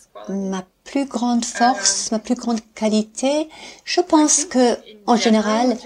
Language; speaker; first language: French; non-native, fluent; English